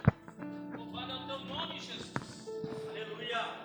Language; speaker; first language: Portuguese; native; Portuguese